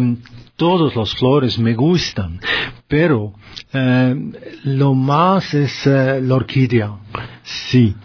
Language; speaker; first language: Spanish; non-native, learner; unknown